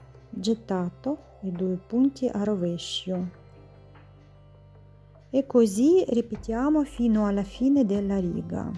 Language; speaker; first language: Italian; non-native, learner; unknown